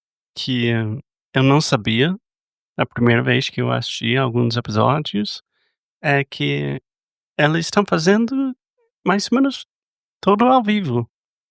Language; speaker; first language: Portuguese; non-native, fluent; English